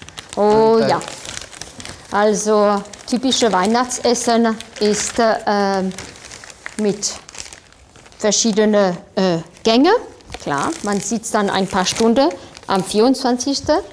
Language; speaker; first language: German; non-native, fluent; French